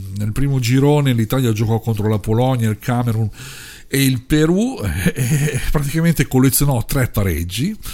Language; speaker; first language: Italian; native; Italian